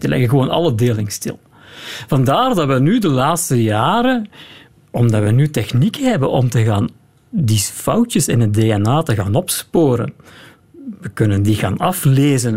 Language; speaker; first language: Dutch; native; Dutch